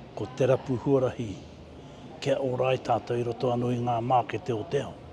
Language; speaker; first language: Māori; native; Māori